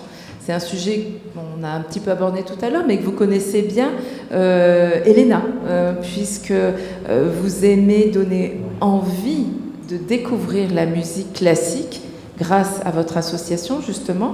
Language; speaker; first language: French; native; French